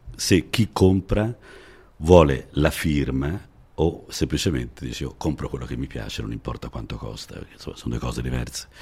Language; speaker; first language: Italian; native; Italian